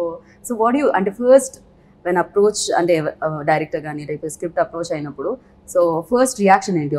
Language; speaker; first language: Telugu; native; Telugu